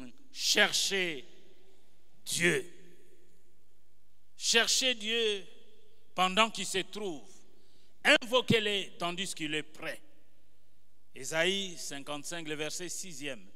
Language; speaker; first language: French; non-native, local second language; Lingala